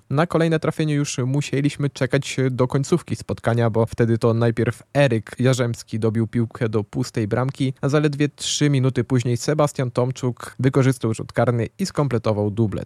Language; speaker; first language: Polish; native; Polish